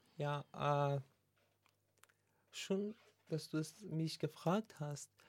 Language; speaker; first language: German; non-native, learner; Persian